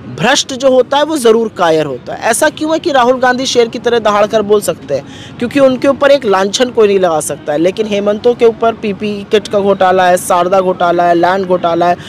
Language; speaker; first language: Hindi; native; Hindi